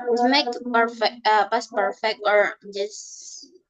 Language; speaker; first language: English; non-native, learner; Indonesian